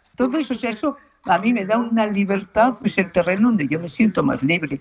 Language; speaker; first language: Spanish; native; Spanish